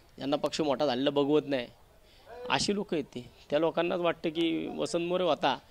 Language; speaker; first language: Marathi; native; Marathi